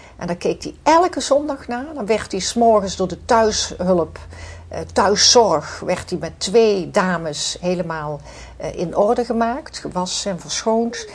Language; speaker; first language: Dutch; native; Dutch